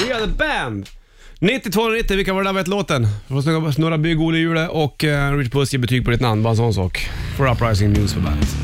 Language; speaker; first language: Swedish; native; Swedish